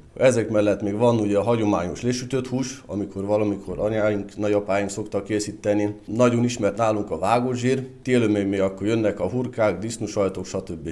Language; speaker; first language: Hungarian; native; Hungarian